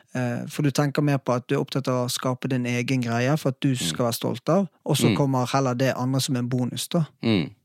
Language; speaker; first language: Norwegian; native; Norwegian